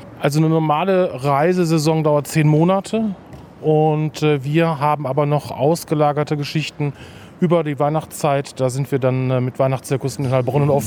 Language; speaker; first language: German; native; German